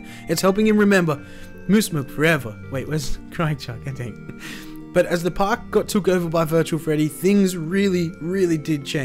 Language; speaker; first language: English; native; English